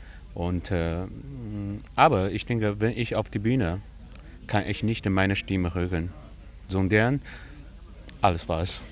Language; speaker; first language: German; non-native, learner; Chinese